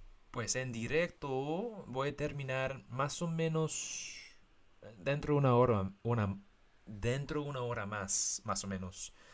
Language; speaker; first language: Spanish; non-native, fluent; English